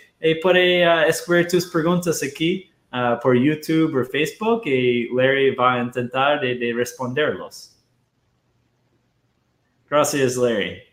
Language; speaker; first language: Spanish; non-native, fluent; Portuguese